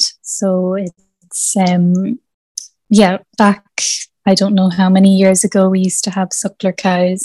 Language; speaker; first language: English; native; English